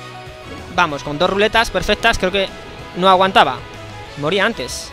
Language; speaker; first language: Spanish; native; Spanish